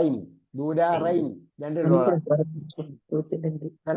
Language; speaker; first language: Arabic; non-native, learner; Malayalam